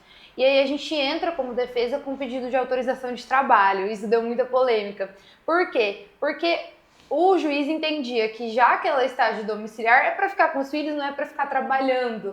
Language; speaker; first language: Portuguese; native; Portuguese